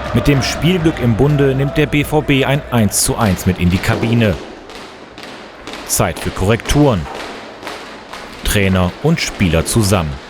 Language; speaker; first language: German; native; German